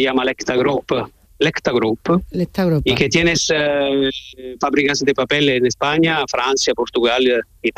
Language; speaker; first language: Spanish; non-native, learner; Italian